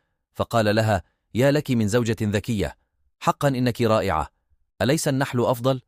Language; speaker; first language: Arabic; native; Arabic